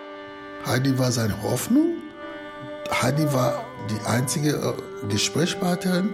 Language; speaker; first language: German; non-native, fluent; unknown